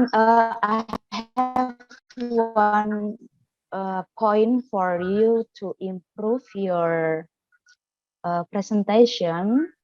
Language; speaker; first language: English; non-native, fluent; Indonesian